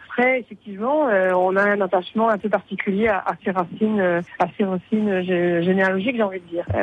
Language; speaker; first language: French; native; French